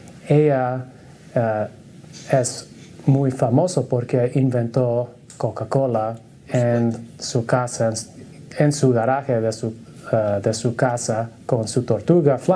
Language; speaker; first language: Spanish; non-native, learner; English